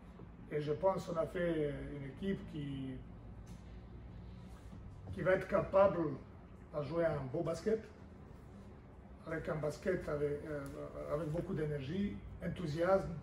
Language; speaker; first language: French; non-native, fluent; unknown